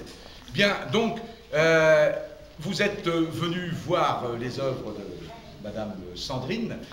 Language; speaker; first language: French; native; French